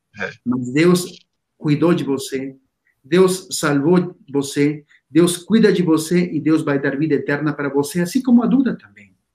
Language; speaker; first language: Portuguese; non-native, fluent; Spanish